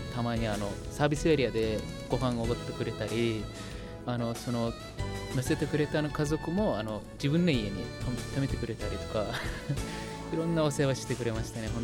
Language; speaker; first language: Japanese; non-native, fluent; Mongolian